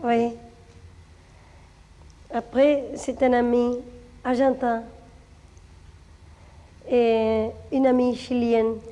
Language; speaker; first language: French; non-native, fluent; Spanish